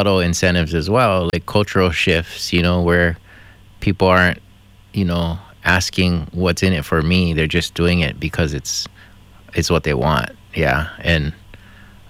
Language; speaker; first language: English; non-native, local second language; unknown